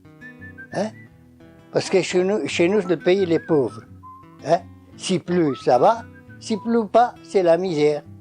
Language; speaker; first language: French; non-native, learner; Portuguese